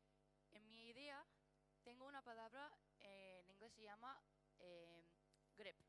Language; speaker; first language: Spanish; non-native, learner; English